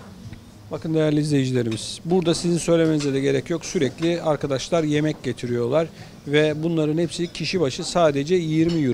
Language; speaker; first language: Turkish; native; Turkish